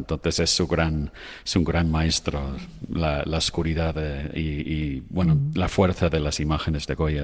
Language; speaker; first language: Spanish; non-native, fluent; English